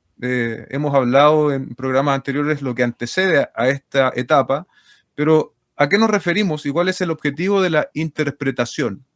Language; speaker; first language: Spanish; native; Spanish